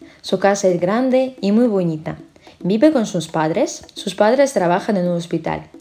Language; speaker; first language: Spanish; non-native, fluent; Russian